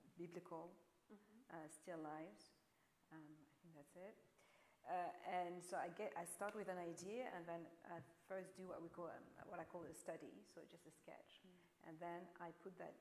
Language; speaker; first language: English; non-native, fluent; French